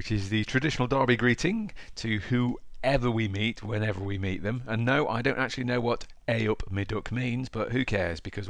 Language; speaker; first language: English; native; English